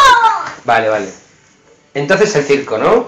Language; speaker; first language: Spanish; native; Spanish